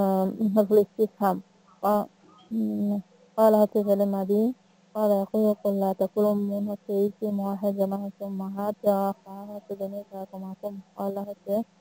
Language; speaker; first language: Arabic; non-native, learner; Bangla